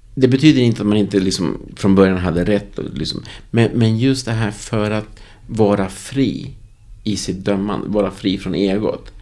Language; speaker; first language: Swedish; early bilingual, other home language; Spanish